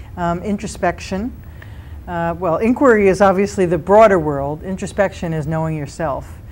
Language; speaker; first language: English; native; English